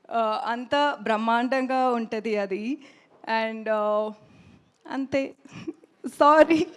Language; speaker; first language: Telugu; non-native, learner; Tamil